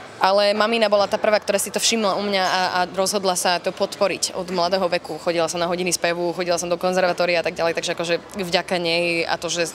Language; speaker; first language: Slovak; early bilingual, other home language; English